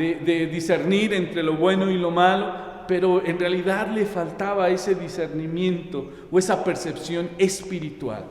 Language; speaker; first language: Spanish; native; Spanish